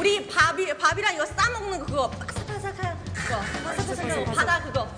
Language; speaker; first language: Korean; non-native, fluent; Chinese